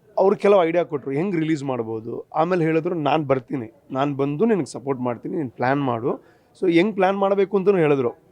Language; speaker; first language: Kannada; non-native, local second language; Tulu